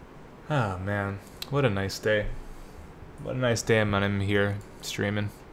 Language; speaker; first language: English; native; English